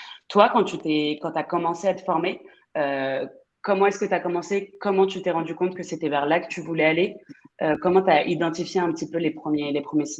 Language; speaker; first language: French; native; French